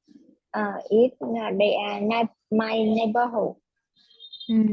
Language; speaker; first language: English; non-native, learner; Vietnamese